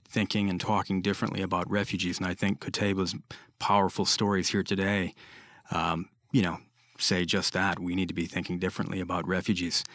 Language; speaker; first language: English; native; English